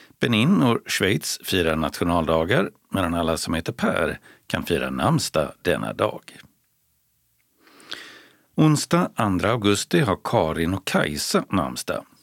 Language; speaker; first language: Swedish; native; Swedish